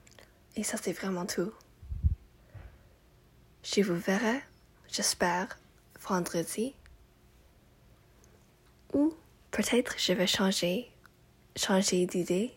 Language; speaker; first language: French; non-native, local second language; English